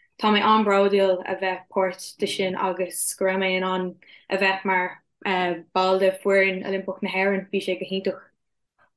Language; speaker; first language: Irish; non-native, local second language; English